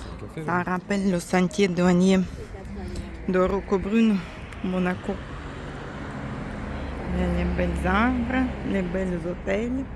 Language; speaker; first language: French; non-native, fluent; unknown